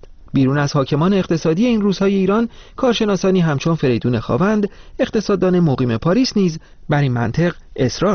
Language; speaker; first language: Persian; native; Persian